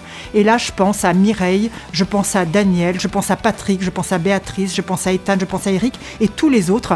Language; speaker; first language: French; native; French